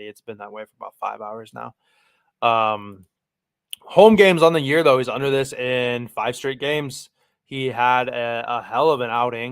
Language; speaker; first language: English; native; English